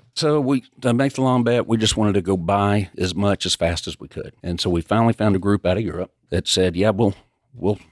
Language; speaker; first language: English; native; English